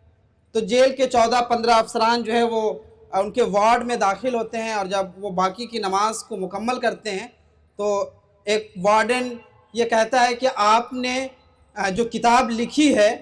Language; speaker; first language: Hindi; native; Hindi